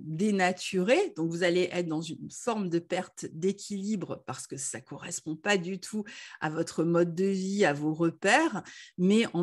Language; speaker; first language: French; native; French